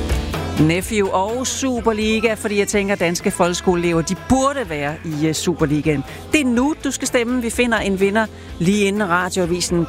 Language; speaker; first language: Danish; native; Danish